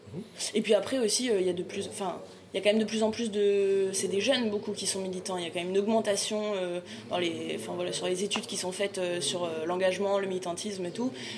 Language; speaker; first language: French; native; French